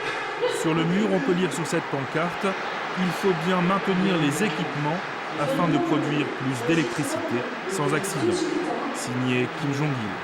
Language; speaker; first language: French; native; French